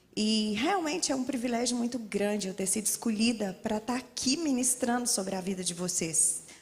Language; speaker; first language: Portuguese; native; Portuguese